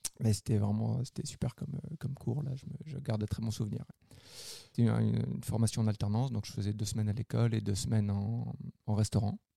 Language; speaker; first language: French; native; French